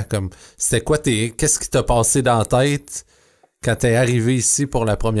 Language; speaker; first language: French; native; French